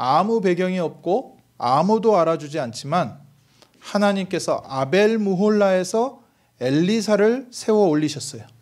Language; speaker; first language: Korean; native; Korean